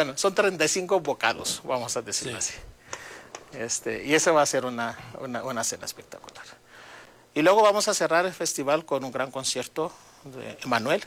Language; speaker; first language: Spanish; native; Spanish